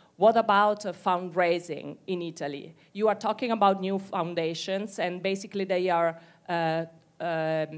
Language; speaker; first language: English; non-native, fluent; Italian